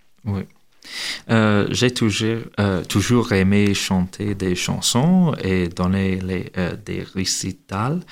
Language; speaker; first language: French; non-native, learner; English